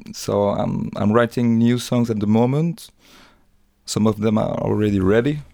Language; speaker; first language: English; non-native, fluent; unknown